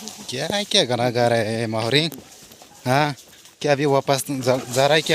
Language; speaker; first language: Hindi; non-native, local second language; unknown